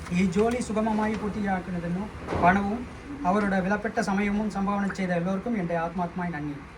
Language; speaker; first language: Malayalam; non-native, learner; Tamil